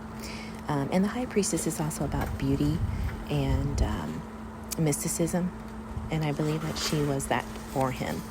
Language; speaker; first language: English; native; English